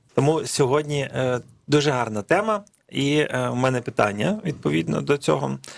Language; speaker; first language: Ukrainian; native; Ukrainian